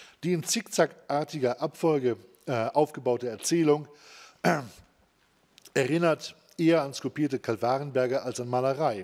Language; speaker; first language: German; native; German